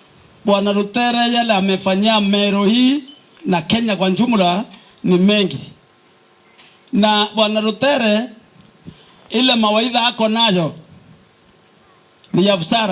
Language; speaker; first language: Swahili; non-native, local second language; Meru